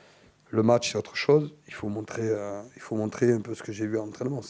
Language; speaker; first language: French; native; French